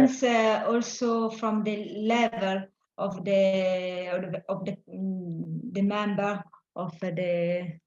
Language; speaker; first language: English; non-native, learner; Italian